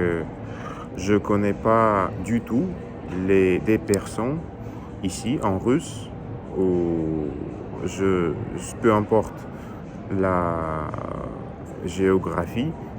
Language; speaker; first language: French; non-native, learner; Russian